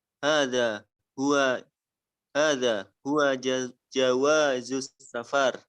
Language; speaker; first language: Arabic; non-native, learner; Indonesian